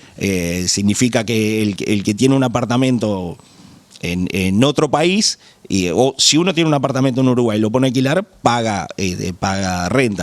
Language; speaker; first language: Spanish; native; Spanish